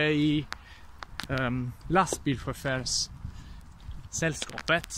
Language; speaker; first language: Swedish; non-native, fluent; Italian